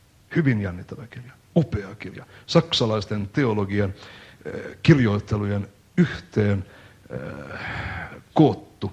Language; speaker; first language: Finnish; native; Finnish